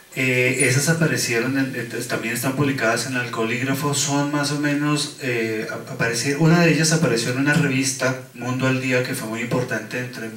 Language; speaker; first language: Spanish; native; Spanish